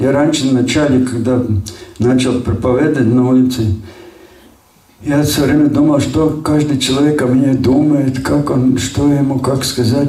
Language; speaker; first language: Russian; non-native, local second language; Latvian